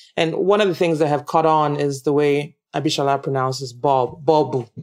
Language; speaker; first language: English; non-native, local second language; Yoruba